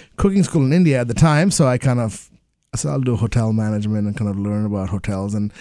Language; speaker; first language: English; non-native, local second language; Bangla